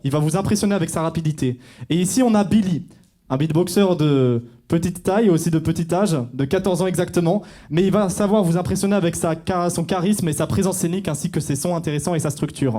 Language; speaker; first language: French; native; French